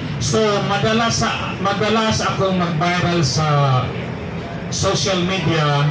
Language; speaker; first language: Filipino; non-native, local second language; Cebuano